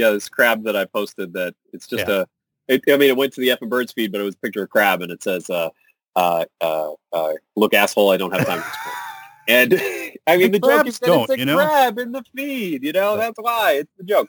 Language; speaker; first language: English; native; English